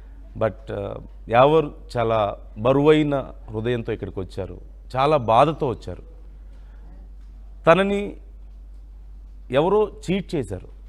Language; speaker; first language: Telugu; native; Telugu